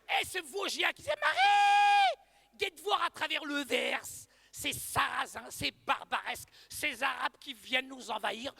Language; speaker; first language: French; early bilingual, other home language; Arabic